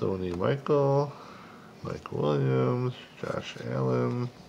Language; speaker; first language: English; native; English